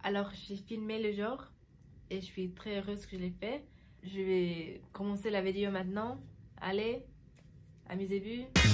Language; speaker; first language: French; non-native, fluent; English